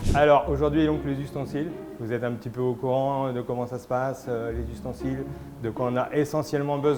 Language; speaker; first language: French; native; French